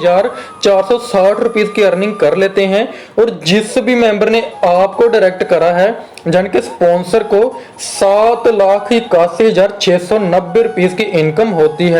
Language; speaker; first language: Hindi; native; Hindi